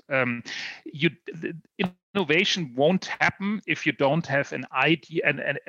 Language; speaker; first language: English; non-native, fluent; German